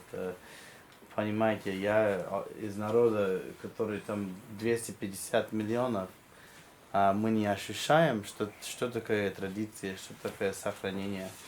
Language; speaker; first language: Russian; non-native, fluent; English